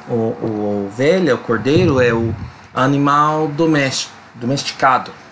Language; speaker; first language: Portuguese; non-native, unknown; English